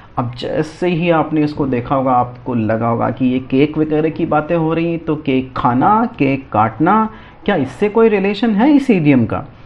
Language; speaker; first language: Hindi; native; Hindi